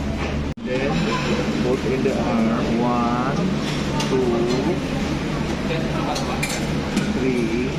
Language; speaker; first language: English; non-native, local second language; Filipino